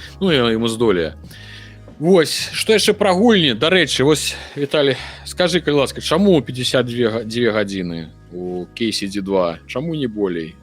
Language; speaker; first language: Belarusian; non-native, local second language; Russian